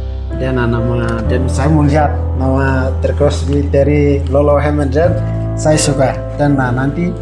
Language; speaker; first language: Indonesian; non-native, learner; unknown